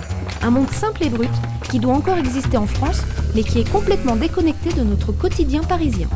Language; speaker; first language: French; native; French